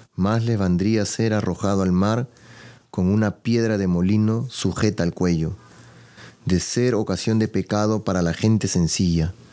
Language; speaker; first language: Spanish; native; Spanish